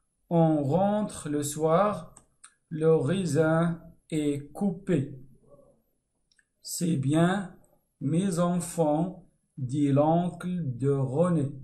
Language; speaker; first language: French; non-native, fluent; Arabic